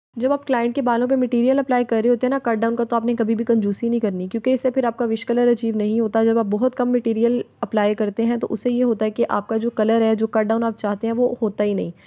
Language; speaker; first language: Urdu; native; Urdu